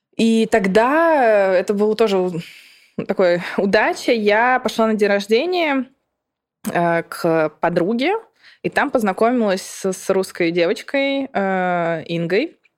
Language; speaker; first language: Russian; early bilingual, other home language; Serbian